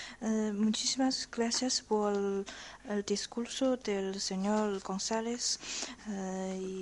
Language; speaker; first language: Spanish; non-native, fluent; Chinese